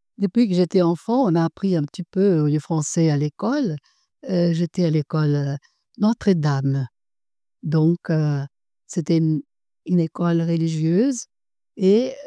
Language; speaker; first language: French; non-native, fluent; Portuguese